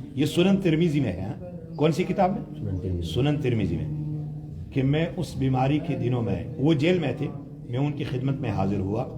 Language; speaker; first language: Urdu; non-native, local second language; Pashto